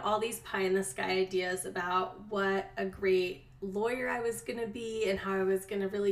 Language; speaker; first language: English; native; English